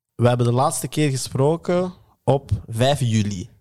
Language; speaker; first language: Dutch; early bilingual, other home language; Lingala